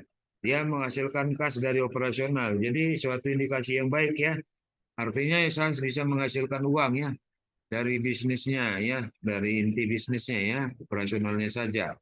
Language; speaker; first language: Indonesian; native; Indonesian